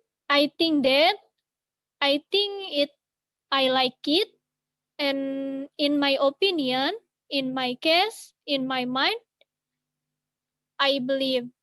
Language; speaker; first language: English; non-native, learner; Indonesian